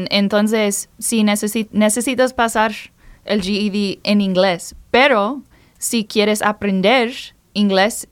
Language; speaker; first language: Spanish; non-native, learner; English